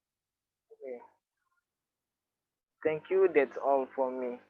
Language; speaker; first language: English; non-native, local second language; Indonesian